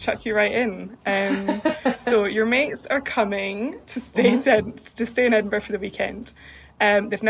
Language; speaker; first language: English; native; English